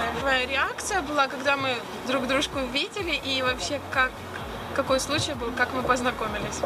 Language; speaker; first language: Russian; native; Russian